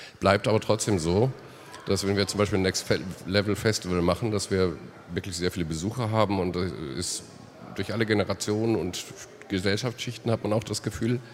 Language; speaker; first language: German; native; German